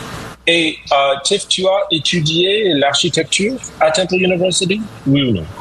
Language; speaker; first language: French; non-native, fluent; English